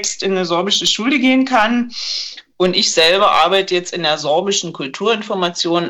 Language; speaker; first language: German; native; German